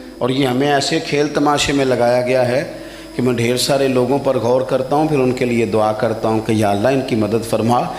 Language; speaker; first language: Urdu; non-native, local second language; Punjabi